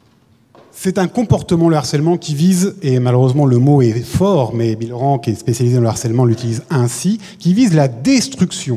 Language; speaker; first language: French; native; French